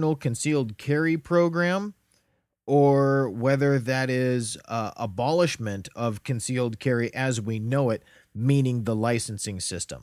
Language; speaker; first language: English; native; English